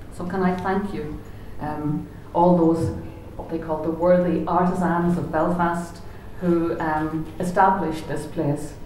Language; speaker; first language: English; native; English